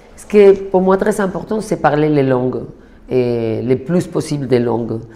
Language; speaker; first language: French; non-native, fluent; Spanish